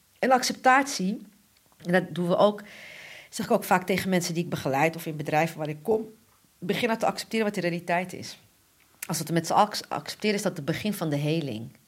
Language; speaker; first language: Dutch; early bilingual, other home language; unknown